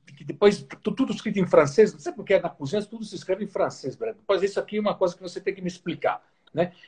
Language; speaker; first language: Portuguese; non-native, fluent; Italian